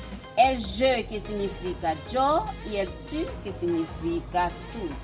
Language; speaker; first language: Spanish; non-native, fluent; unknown